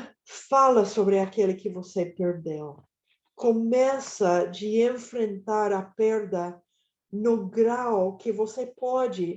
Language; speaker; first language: Portuguese; non-native, fluent; Spanish